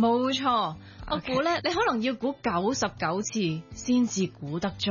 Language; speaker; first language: Cantonese; native; Cantonese